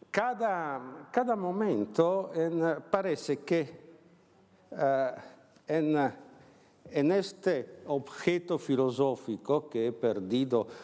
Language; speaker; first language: Spanish; non-native, learner; Italian